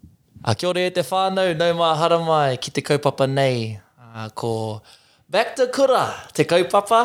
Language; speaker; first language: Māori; non-native, local second language; English